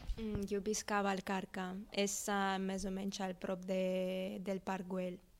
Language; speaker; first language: Catalan; non-native, learner; Russian